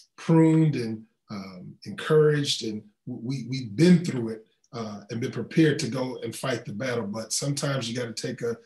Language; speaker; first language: English; native; English